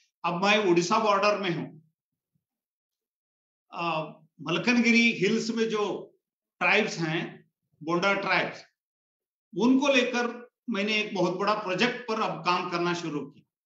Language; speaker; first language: Hindi; non-native, local second language; Kannada